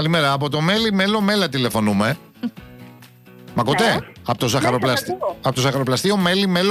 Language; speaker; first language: Greek; native; Greek